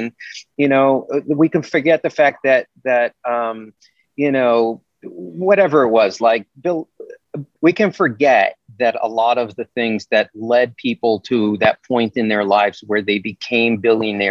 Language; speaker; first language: English; native; English